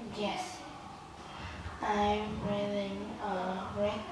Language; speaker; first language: English; non-native, learner; Vietnamese